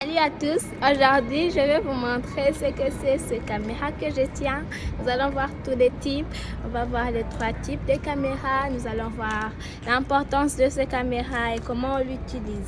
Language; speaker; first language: French; non-native, local second language; Kinyarwanda